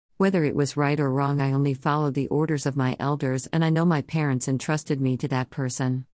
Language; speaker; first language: English; non-native, local second language; Surigaonon